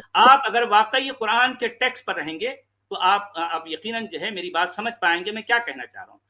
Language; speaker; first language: Urdu; native; Urdu